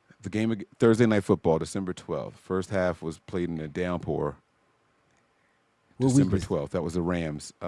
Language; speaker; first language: English; native; English